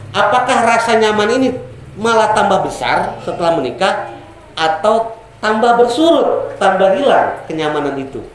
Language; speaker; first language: Indonesian; native; Indonesian